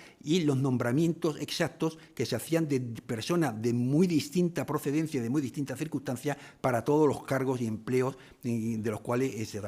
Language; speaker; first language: Spanish; native; Spanish